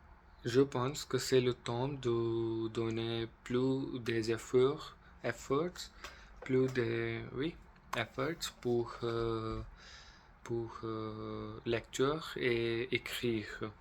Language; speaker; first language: French; non-native, learner; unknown